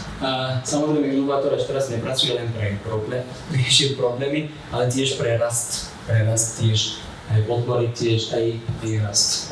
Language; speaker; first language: Slovak; non-native, fluent; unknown